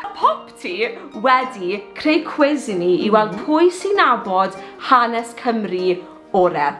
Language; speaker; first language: Welsh; native; Welsh